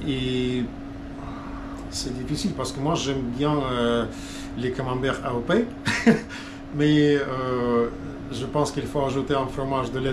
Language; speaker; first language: French; non-native, learner; Russian